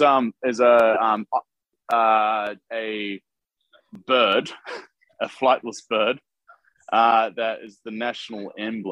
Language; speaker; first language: English; native; English